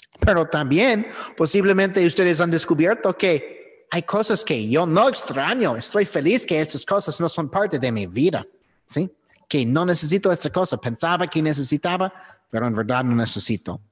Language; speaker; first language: Spanish; non-native, fluent; English